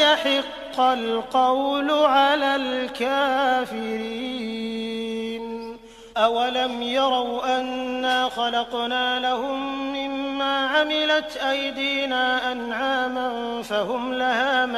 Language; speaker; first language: Arabic; native; Arabic